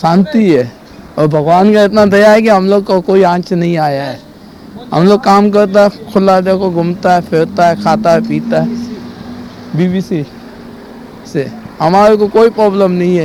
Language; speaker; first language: Hindi; non-native, local second language; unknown